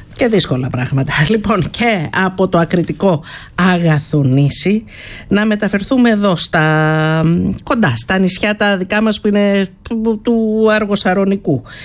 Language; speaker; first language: Greek; native; Greek